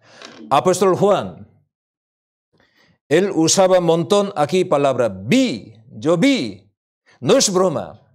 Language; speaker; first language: Spanish; non-native, learner; Korean